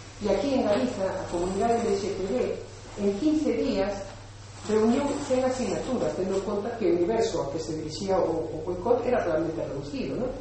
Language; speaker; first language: Galician; non-native, local second language; Spanish